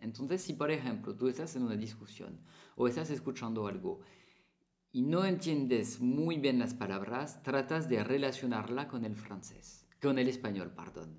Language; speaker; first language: Spanish; non-native, fluent; French